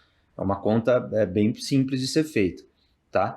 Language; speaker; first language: Portuguese; native; Portuguese